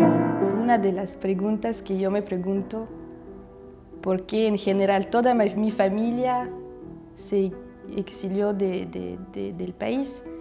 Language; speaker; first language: Spanish; non-native, fluent; Russian